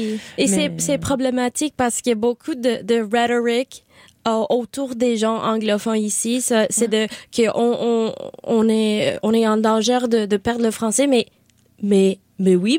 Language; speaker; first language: French; non-native, learner; English